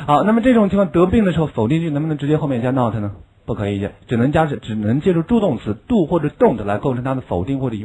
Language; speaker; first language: Chinese; native; Chinese